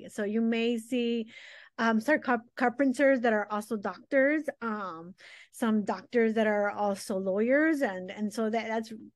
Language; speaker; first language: English; early bilingual, other home language; Spanish